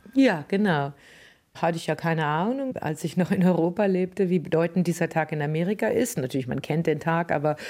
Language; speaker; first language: German; native; German